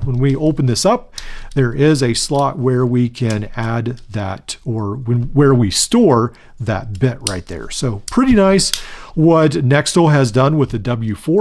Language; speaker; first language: English; native; English